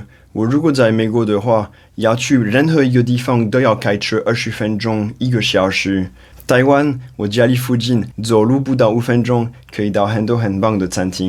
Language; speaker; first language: Chinese; non-native, fluent; French